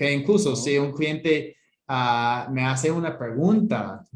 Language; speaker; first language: Spanish; non-native, fluent; English